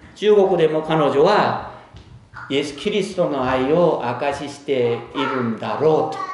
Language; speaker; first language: Japanese; non-native, fluent; Korean